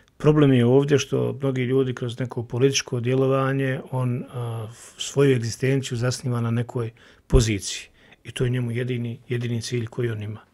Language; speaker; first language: Bosnian; native; Bosnian